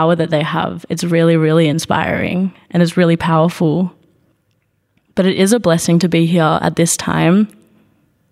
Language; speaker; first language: English; native; English